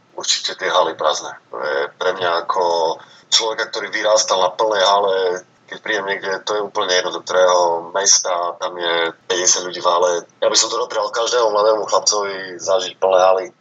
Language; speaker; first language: Slovak; native; Slovak